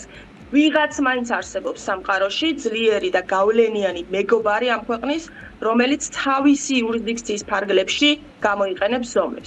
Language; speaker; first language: Georgian; native; Georgian